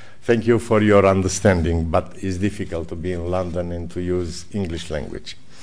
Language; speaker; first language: English; non-native, learner; Romanian